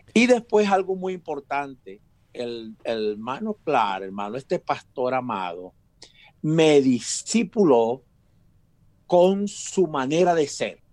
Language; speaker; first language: Spanish; native; Spanish